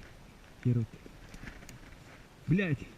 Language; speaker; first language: Russian; native; Russian